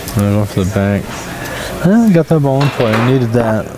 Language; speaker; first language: English; native; English